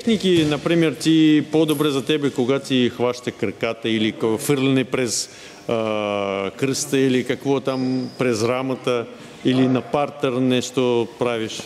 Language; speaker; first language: Bulgarian; non-native, learner; Russian